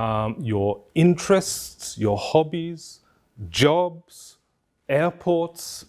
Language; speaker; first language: English; non-native, fluent; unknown